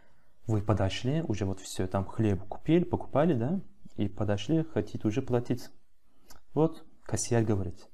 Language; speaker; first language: Russian; non-native, fluent; Turkish